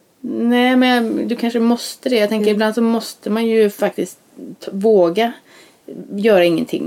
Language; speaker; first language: Swedish; native; Swedish